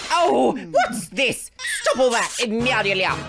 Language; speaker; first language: English; native; English